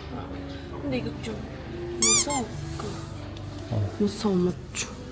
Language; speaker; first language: Korean; non-native, learner; Mongolian